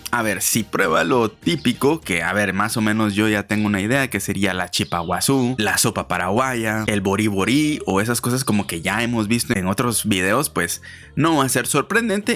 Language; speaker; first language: Spanish; native; Spanish